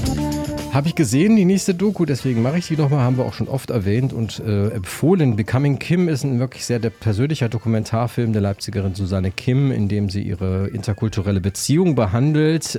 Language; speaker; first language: German; native; German